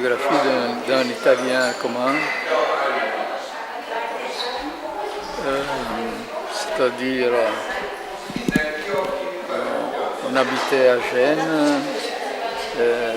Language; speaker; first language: French; non-native, fluent; Italian